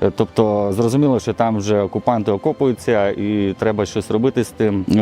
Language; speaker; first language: Ukrainian; non-native, local second language; Russian